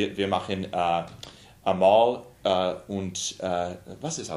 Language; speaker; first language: German; non-native, learner; English